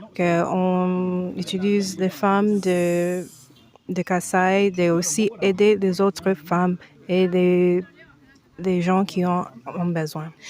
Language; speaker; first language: French; early bilingual, heritage; French